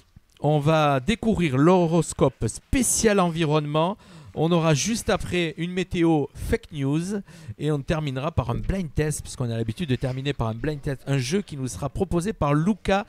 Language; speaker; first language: French; native; French